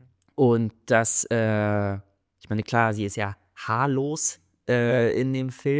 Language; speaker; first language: German; native; German